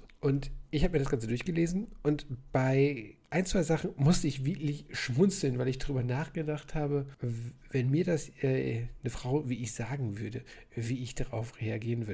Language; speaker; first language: German; native; German